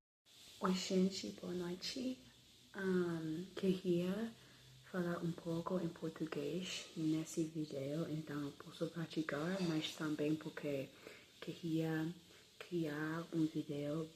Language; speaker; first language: Portuguese; non-native, learner; English